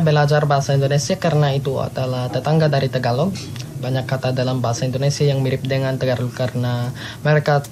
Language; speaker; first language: Indonesian; non-native, learner; Filipino